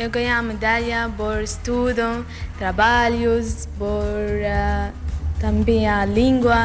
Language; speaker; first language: Portuguese; non-native, learner; Arabic